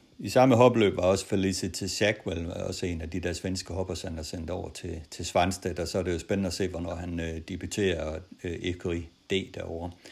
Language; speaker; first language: Danish; native; Danish